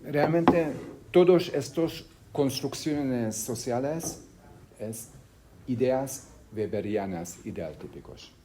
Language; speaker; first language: Spanish; non-native, fluent; Hungarian